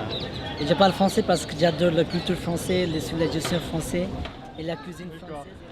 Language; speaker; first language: French; non-native, learner; Hindi